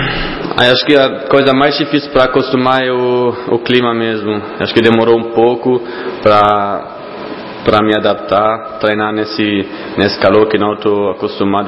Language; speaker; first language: Portuguese; non-native, fluent; German